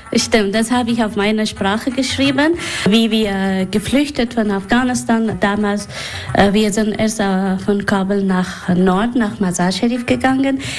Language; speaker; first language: German; non-native, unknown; Persian